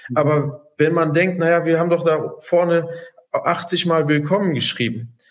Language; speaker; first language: German; native; German